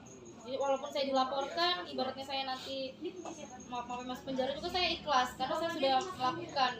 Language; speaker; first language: Indonesian; native; Indonesian